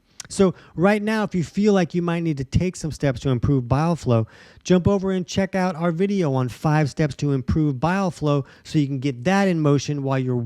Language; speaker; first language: English; native; English